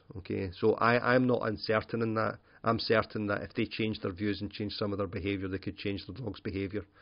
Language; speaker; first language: English; native; English